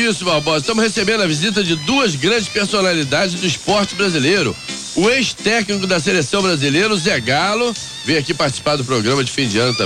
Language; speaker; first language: Portuguese; native; Portuguese